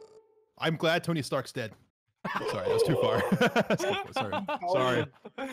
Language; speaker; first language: English; native; English